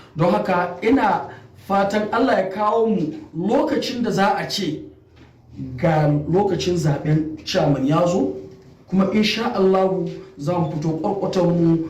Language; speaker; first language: Hausa; native; Hausa